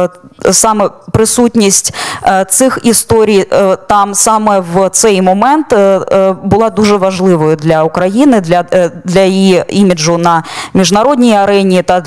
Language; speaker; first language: Ukrainian; native; Ukrainian